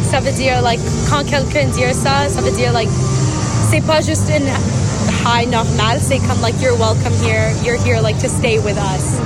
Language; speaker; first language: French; early bilingual, other home language; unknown